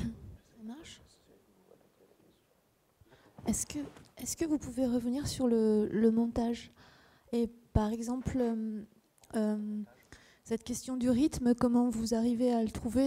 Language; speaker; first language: French; native; French